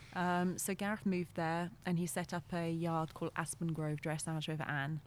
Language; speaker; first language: English; non-native, fluent; French